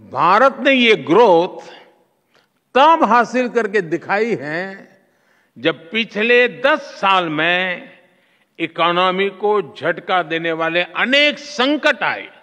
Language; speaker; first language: Hindi; non-native, local second language; Gujarati